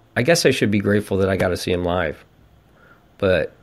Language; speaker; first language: English; native; English